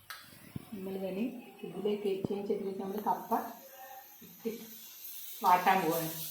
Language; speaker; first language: Malayalam; native; Malayalam